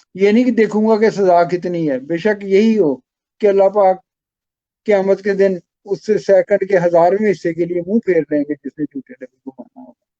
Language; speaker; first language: Urdu; non-native, local second language; Pashto